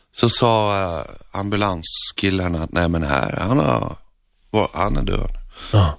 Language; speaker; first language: Swedish; non-native, fluent; Norwegian